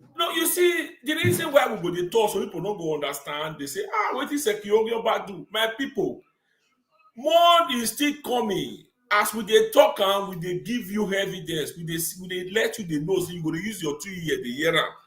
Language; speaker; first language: Nigerian Pidgin; non-native, local second language; Bini